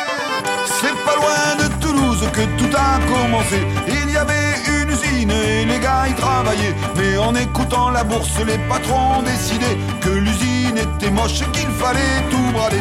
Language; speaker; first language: French; native; French